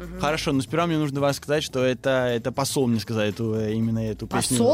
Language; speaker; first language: Russian; early bilingual, heritage; Russian